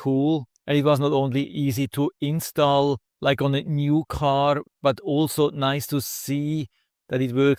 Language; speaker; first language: English; non-native, fluent; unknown